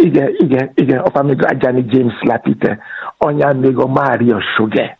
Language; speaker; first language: Hungarian; non-native, fluent; Yoruba